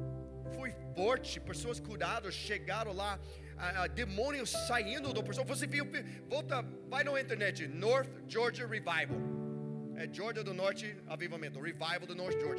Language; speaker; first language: Portuguese; non-native, learner; English